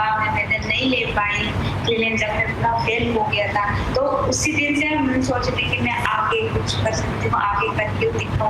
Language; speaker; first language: Hindi; non-native, local second language; Manipuri